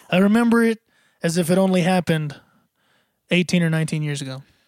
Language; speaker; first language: English; native; English